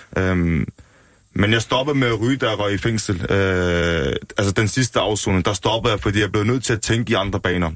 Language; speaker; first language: Danish; early bilingual, other home language; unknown